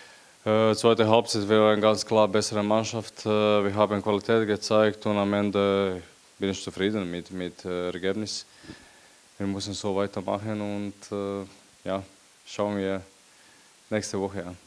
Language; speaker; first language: German; non-native, fluent; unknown